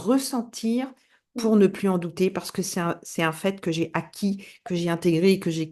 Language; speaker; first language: French; native; French